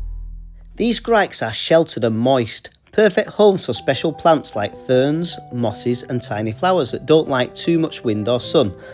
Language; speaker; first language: English; native; English